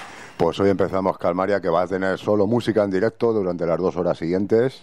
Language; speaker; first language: Spanish; native; Spanish